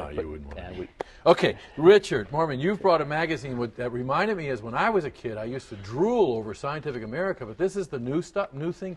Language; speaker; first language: English; native; English